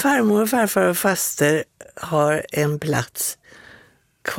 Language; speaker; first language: Swedish; native; Swedish